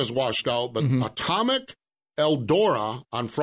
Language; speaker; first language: English; native; English